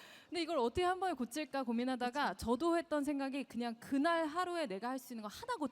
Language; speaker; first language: Korean; native; Korean